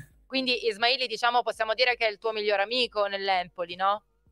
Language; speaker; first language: Italian; native; Italian